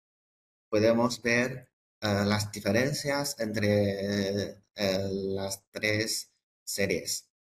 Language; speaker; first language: Spanish; non-native, fluent; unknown